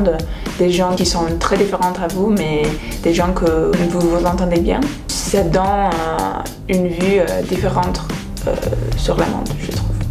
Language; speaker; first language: French; non-native, fluent; English